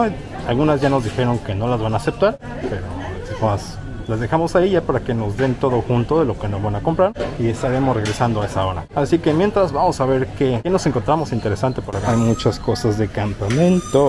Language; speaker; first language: Spanish; native; Spanish